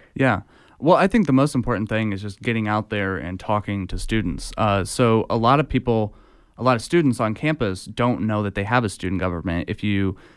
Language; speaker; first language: English; native; English